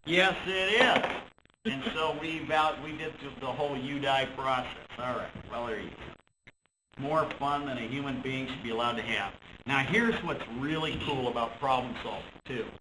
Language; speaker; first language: English; native; English